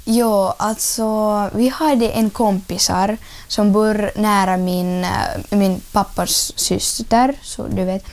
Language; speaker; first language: Swedish; non-native, learner; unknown